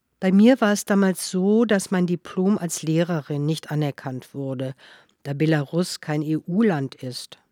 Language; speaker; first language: German; non-native, fluent; Russian